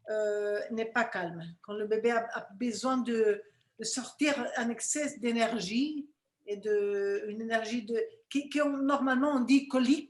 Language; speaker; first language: French; non-native, fluent; Spanish